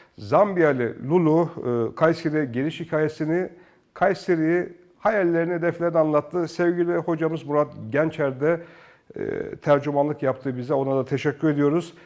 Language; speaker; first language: Turkish; native; Turkish